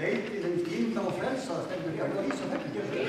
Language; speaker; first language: Icelandic; native; Icelandic